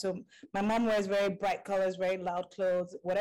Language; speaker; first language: English; non-native, local second language; Igbo